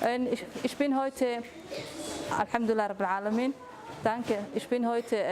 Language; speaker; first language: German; non-native, fluent; Somali